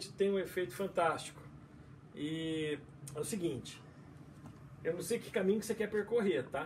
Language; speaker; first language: Portuguese; native; Portuguese